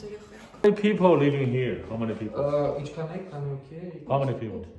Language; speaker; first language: English; non-native, learner; Chinese